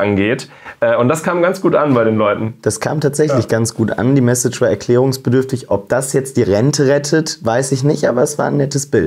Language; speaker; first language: German; native; German